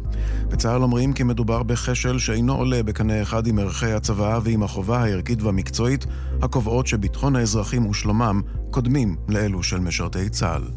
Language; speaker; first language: Hebrew; native; Hebrew